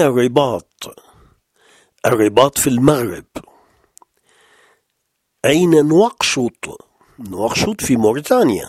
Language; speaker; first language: Arabic; non-native, fluent; French